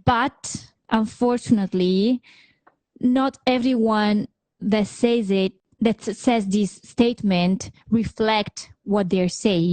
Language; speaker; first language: English; non-native, fluent; Italian